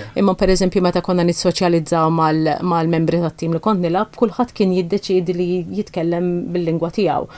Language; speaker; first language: Maltese; native; Maltese